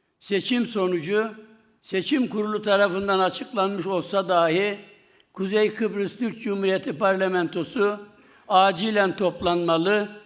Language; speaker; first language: Turkish; native; Turkish